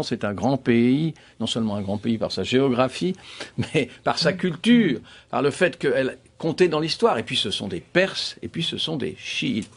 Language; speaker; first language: French; native; French